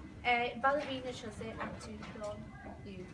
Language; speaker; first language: French; non-native, learner; English